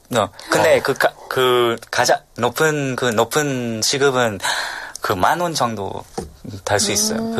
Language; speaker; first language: Korean; non-native, learner; Vietnamese